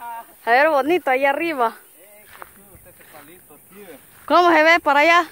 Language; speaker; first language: Spanish; native; Spanish